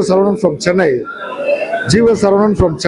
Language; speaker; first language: Hindi; non-native, local second language; Tamil